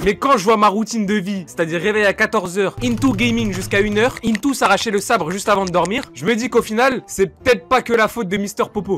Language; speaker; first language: French; native; French